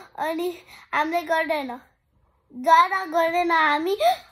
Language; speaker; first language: Nepali; early bilingual, heritage; Nepali